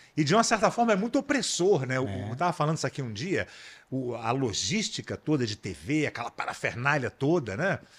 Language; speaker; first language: Portuguese; native; Portuguese